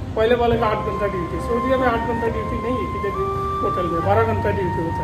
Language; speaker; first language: Hindi; non-native, fluent; Bangla